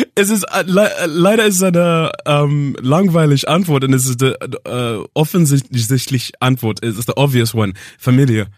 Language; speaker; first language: German; non-native, learner; English